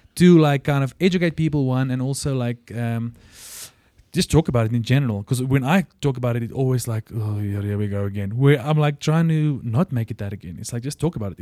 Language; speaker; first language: English; non-native, local second language; Afrikaans